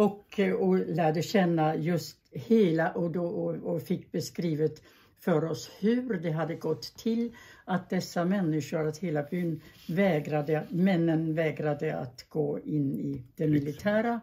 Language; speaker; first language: Swedish; early bilingual, other home language; German